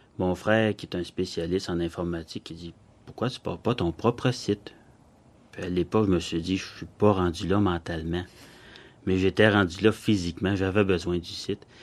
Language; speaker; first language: French; native; French